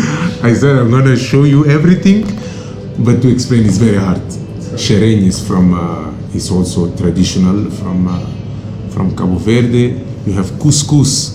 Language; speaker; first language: English; non-native, local second language; Kabuverdianu